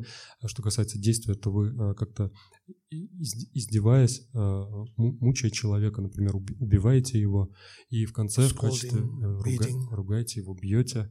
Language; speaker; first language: Russian; native; Russian